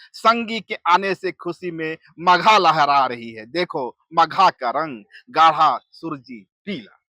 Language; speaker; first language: Hindi; native; Hindi